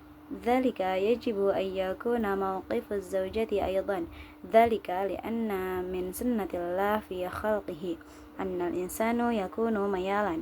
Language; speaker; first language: Arabic; non-native, learner; Indonesian